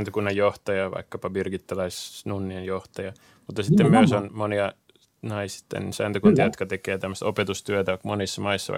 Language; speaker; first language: Finnish; native; Finnish